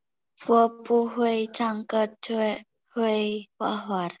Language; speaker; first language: Chinese; non-native, learner; Indonesian